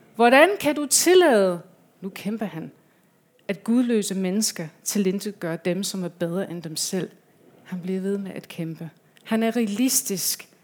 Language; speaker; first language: Danish; non-native, fluent; English